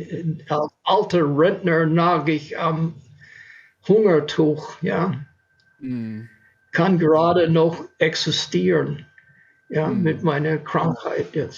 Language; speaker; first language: German; non-native, fluent; English